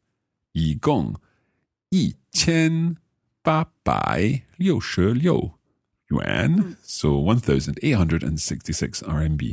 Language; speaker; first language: Chinese; non-native, learner; English